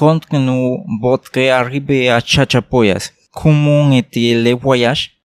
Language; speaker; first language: French; non-native, learner; Spanish